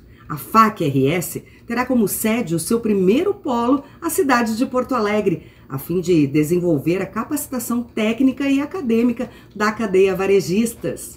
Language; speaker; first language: Portuguese; native; Portuguese